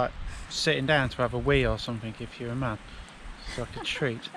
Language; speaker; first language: English; native; English